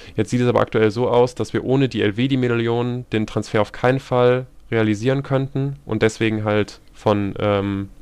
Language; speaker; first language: German; native; German